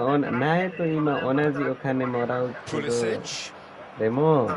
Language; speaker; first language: Japanese; non-native, learner; Nepali